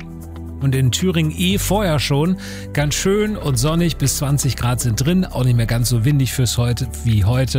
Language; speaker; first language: German; native; German